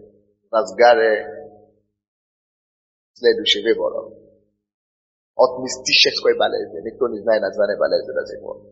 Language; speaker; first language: Russian; non-native, fluent; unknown